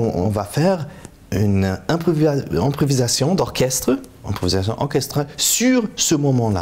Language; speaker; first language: French; non-native, fluent; German